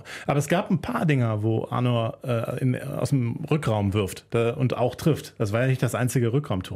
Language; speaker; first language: German; native; German